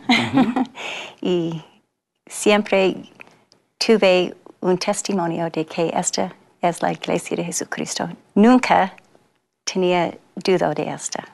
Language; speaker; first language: Spanish; non-native, fluent; English